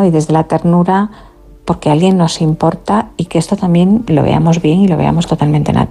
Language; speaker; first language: Spanish; native; Spanish